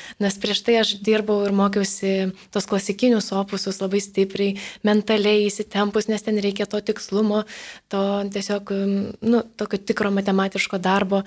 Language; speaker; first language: Lithuanian; native; Lithuanian